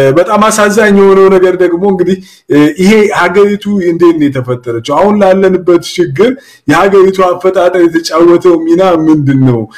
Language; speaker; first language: Amharic; non-native, local second language; Oromo